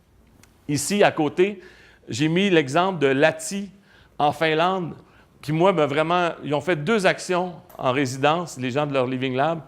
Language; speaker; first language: French; native; French